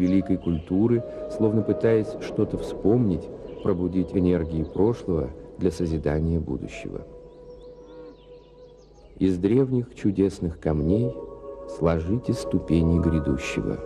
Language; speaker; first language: Russian; native; Russian